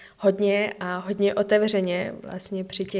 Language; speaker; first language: Czech; non-native, learner; English